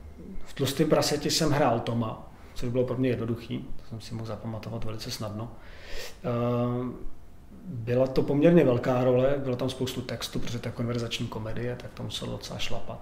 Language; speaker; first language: Czech; native; Czech